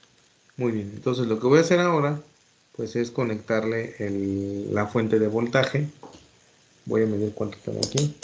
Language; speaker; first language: Spanish; native; Spanish